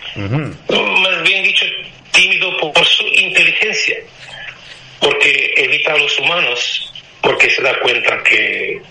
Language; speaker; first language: Spanish; non-native, fluent; Romanian